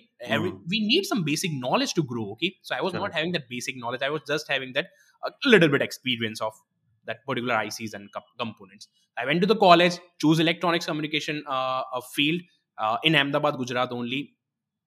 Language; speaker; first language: English; non-native, local second language; Gujarati